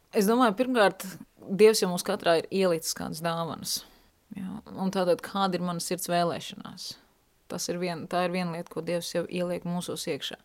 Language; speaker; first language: Latvian; native; Latvian